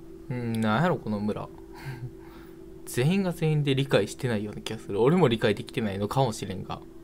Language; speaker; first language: Japanese; native; Japanese